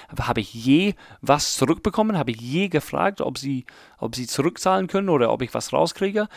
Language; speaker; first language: German; non-native, fluent; English